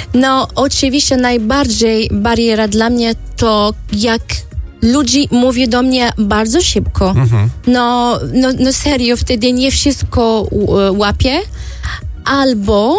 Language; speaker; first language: Polish; non-native, learner; Arabic